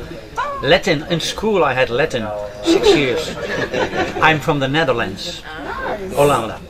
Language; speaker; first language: English; non-native, fluent; Dutch